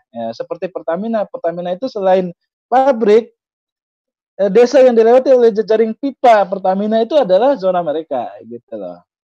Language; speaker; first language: Indonesian; native; Indonesian